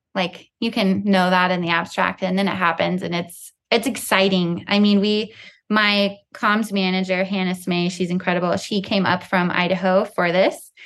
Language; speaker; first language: English; native; English